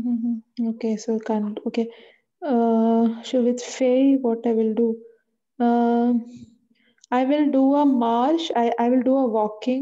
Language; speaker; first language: English; non-native, learner; French